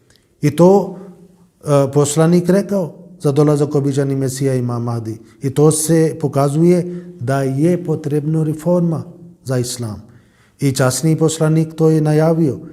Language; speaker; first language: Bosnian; non-native, learner; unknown